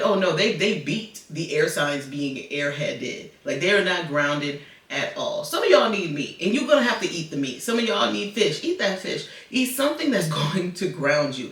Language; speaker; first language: English; native; English